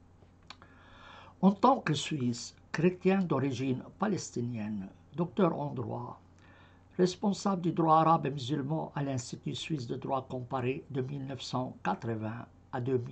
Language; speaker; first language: French; non-native, fluent; Arabic